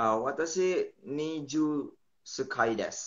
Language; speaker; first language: Japanese; non-native, learner; Indonesian